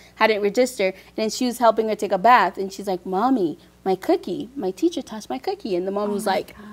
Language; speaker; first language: English; early bilingual, other home language; Haitian Creole